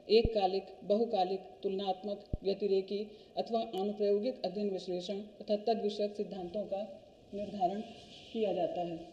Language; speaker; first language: Hindi; native; Hindi